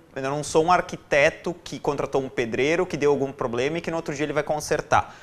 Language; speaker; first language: Portuguese; native; Portuguese